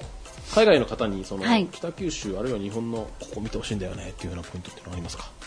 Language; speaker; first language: Japanese; non-native, fluent; Korean